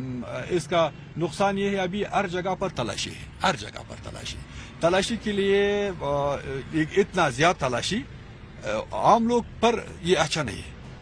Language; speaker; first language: Hindi; non-native, learner; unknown